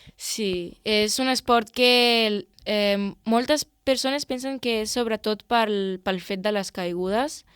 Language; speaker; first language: Catalan; non-native, local second language; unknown